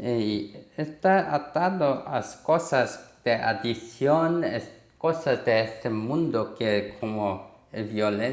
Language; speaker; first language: Spanish; non-native, learner; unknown